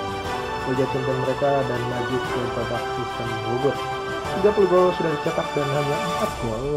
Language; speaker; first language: Indonesian; native; Indonesian